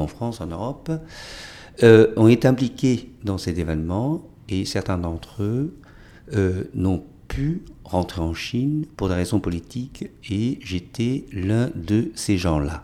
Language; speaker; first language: French; non-native, fluent; Chinese